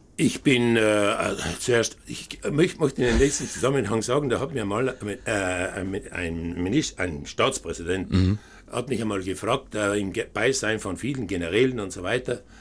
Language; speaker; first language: German; native; German